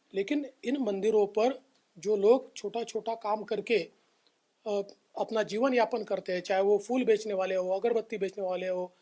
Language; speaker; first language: Hindi; non-native, local second language; Marathi